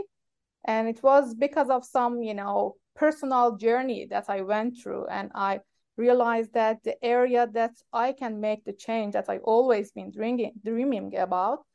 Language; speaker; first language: English; non-native, fluent; Persian